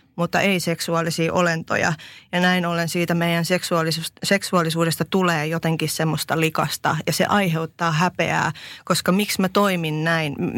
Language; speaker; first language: Finnish; early bilingual, other home language; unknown